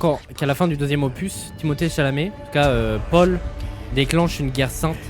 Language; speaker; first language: French; native; French